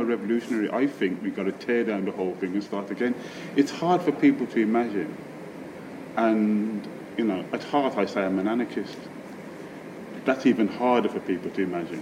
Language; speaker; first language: English; native; English